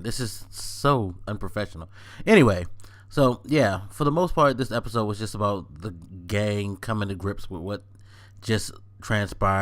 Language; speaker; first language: English; native; English